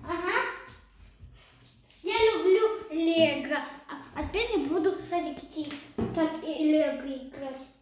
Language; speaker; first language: Russian; early bilingual, other home language; Tajik